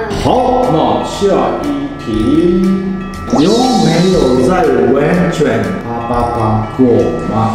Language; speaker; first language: Chinese; non-native, fluent; Japanese